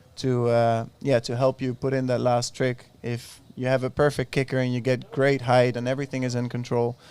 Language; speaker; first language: English; non-native, fluent; Dutch